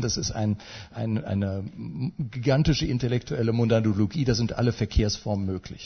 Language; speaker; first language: German; native; German